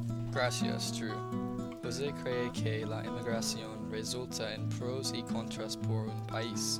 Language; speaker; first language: Spanish; non-native, learner; English